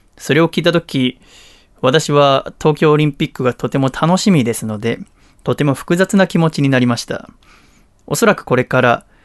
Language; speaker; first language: Japanese; native; Japanese